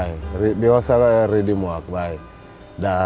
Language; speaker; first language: Basque; non-native, learner; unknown